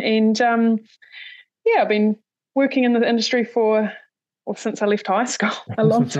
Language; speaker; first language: English; native; English